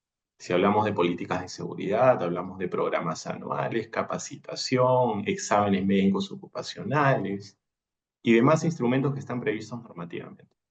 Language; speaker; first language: Spanish; native; Spanish